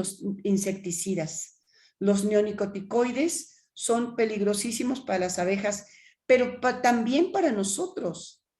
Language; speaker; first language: Spanish; native; Spanish